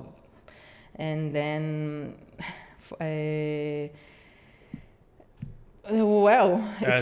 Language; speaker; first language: English; non-native, learner; Portuguese